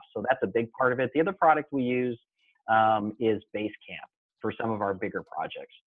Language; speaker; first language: English; native; English